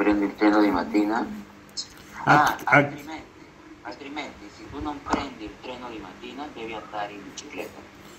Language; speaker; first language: Italian; non-native, learner; Spanish